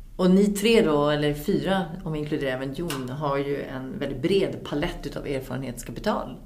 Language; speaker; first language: Swedish; native; Swedish